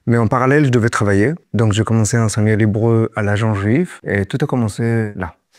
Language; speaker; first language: French; non-native, fluent; Hebrew